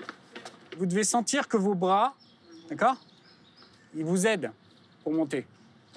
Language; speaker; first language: French; native; French